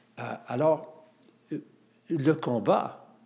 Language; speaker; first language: French; native; French